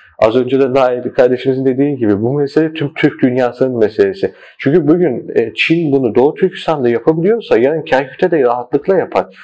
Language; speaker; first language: Turkish; early bilingual, heritage; Turkish